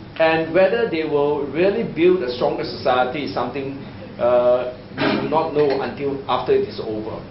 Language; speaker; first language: English; native; English